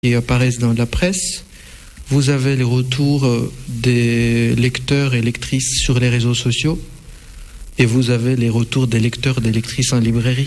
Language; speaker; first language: French; non-native, fluent; Russian